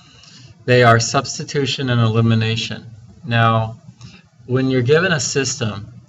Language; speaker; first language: English; native; English